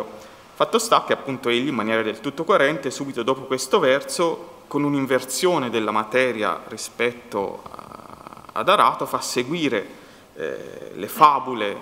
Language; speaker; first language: Italian; native; Italian